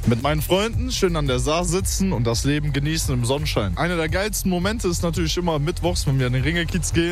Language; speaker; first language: German; native; German